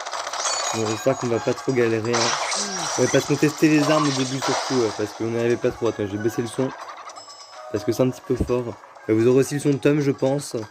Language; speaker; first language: French; native; French